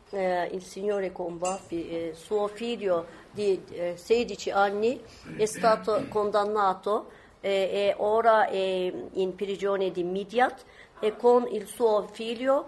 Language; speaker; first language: Italian; non-native, learner; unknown